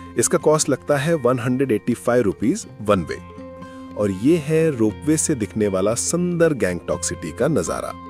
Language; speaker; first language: Hindi; non-native, fluent; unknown